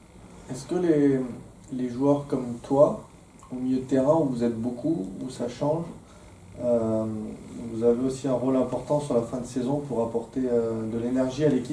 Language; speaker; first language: French; native; French